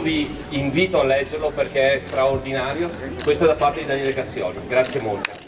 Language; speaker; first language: Italian; native; Italian